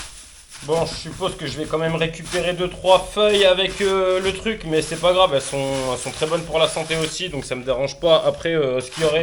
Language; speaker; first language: French; native; French